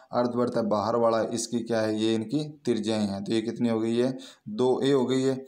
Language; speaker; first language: Hindi; native; Hindi